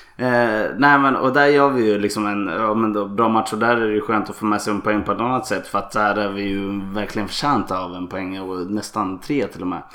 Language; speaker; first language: Swedish; native; Swedish